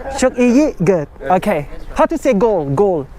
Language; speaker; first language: English; non-native, learner; Thai